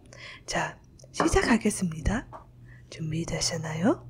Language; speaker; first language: Korean; non-native, learner; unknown